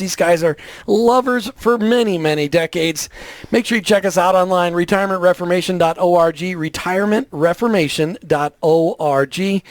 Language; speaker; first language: English; native; English